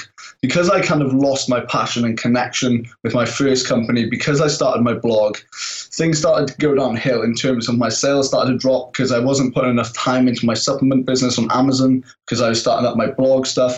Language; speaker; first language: English; native; English